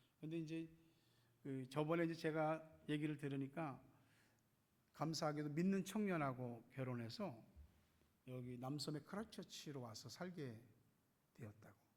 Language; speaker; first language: Korean; native; Korean